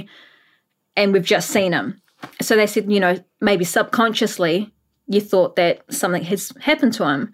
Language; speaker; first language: English; native; English